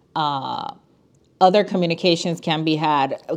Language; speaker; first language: English; non-native, fluent; Spanish